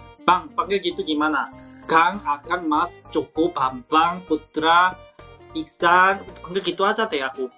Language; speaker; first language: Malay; non-native, fluent; Korean